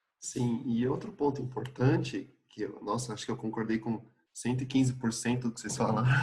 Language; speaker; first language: Portuguese; native; Portuguese